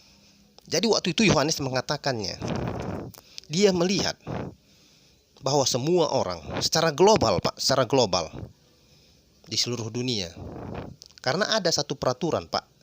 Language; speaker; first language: Indonesian; native; Indonesian